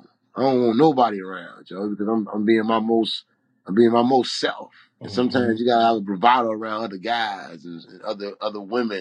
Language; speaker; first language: English; native; English